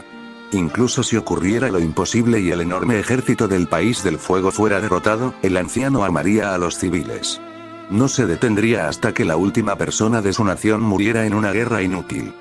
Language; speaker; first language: Spanish; native; Spanish